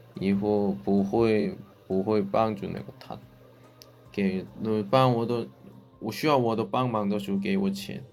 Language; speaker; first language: Chinese; non-native, learner; Korean